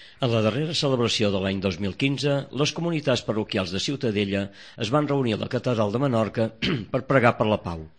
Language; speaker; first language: Catalan; native; Catalan